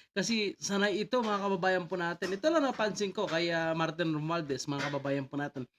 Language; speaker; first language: Filipino; native; Filipino